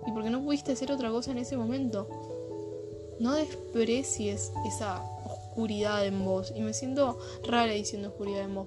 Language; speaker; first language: Spanish; native; Spanish